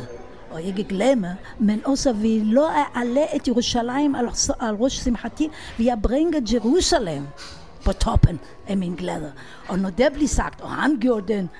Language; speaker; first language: Danish; non-native, fluent; Hebrew